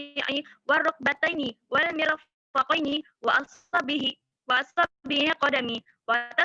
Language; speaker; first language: Arabic; non-native, learner; Indonesian